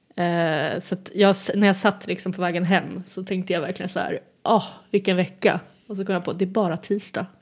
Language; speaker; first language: Swedish; native; Swedish